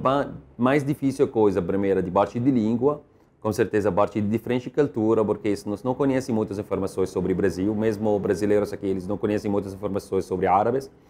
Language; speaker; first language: Portuguese; non-native, learner; Arabic